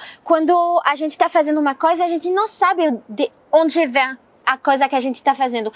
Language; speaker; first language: Portuguese; non-native, learner; French